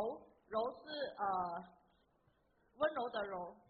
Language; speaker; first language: Chinese; native; Chinese